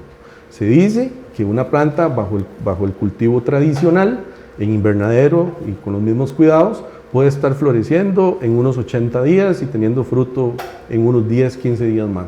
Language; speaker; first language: Spanish; native; Spanish